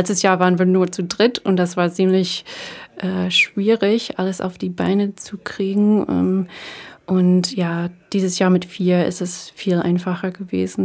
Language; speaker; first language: German; non-native, fluent; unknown